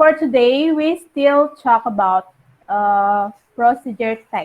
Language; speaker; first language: English; non-native, fluent; Indonesian